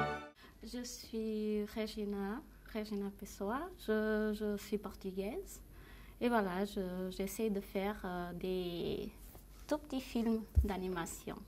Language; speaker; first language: French; non-native, fluent; Portuguese